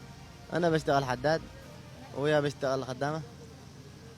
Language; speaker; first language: Arabic; non-native, learner; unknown